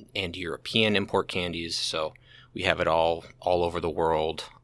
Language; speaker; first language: English; native; English